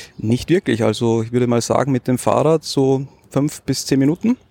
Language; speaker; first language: German; native; German